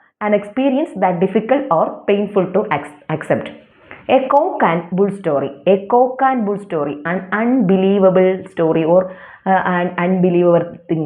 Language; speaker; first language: English; non-native, local second language; Malayalam